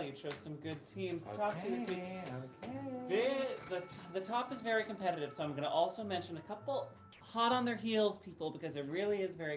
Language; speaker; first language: English; native; English